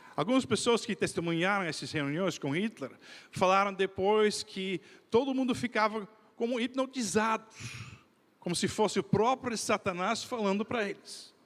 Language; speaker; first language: Portuguese; non-native, fluent; Dutch